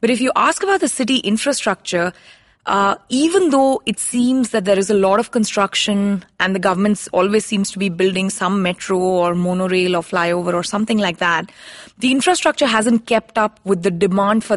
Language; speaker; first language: English; non-native, local second language; Hindi